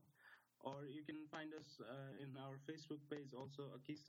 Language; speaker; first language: English; non-native, local second language; Nepali